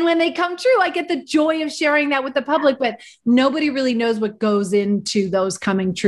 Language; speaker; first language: English; native; English